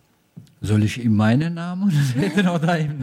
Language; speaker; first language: German; non-native, fluent; Turkish